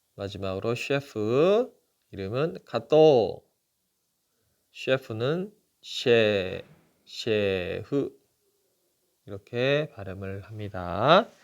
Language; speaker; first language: Korean; native; Korean